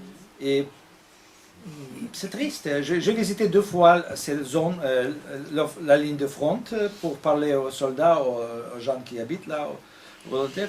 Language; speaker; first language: French; non-native, fluent; Russian